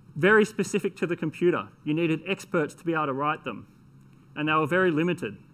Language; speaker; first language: English; native; English